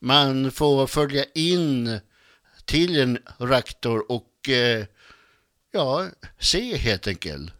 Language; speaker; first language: Swedish; native; Swedish